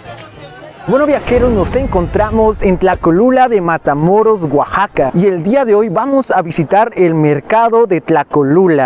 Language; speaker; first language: Spanish; native; Spanish